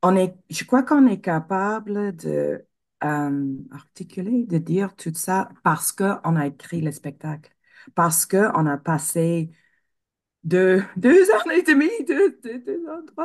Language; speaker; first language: French; non-native, fluent; English